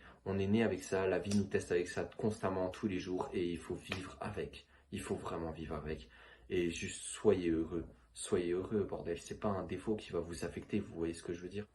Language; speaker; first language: French; native; French